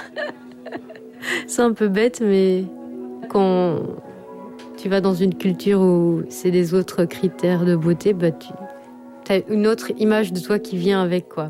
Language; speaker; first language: French; native; French